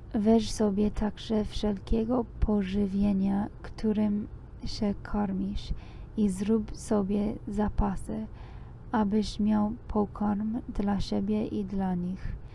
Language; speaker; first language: Polish; non-native, learner; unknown